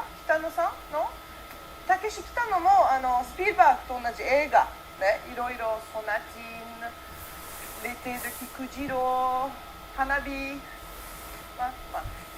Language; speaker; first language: Japanese; early bilingual, heritage; Japanese